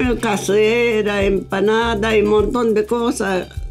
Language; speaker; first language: Spanish; non-native, learner; Japanese